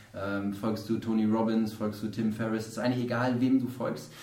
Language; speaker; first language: German; native; German